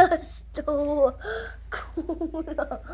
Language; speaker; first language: Danish; early bilingual, other home language; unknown